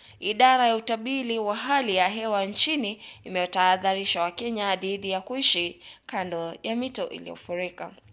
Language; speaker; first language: Swahili; non-native, local second language; Gusii